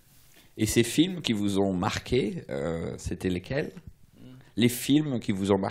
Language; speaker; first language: French; native; French